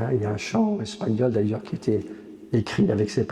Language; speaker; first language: French; native; French